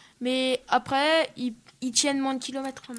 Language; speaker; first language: French; native; French